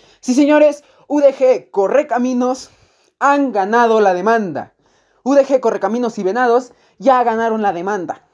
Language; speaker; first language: Spanish; native; Spanish